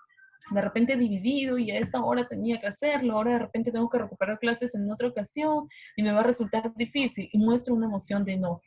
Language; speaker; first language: Spanish; native; Spanish